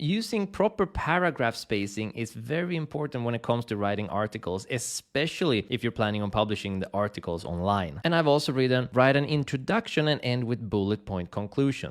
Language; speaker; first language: English; native; English